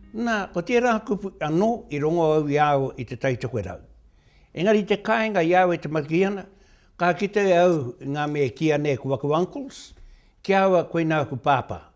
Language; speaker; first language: Māori; native; Māori